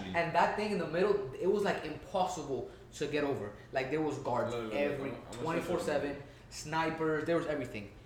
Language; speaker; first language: English; early bilingual, heritage; Spanish